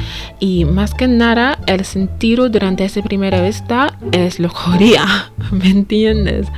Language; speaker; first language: Spanish; non-native, fluent; English